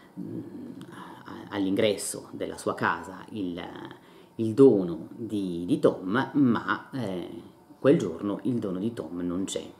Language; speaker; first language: Italian; native; Italian